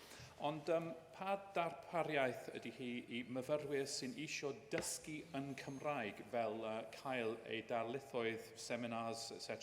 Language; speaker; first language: Welsh; non-native, learner; English